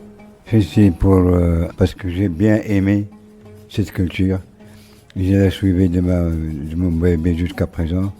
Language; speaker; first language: French; non-native, local second language; Arabic